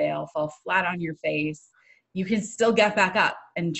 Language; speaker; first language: English; native; English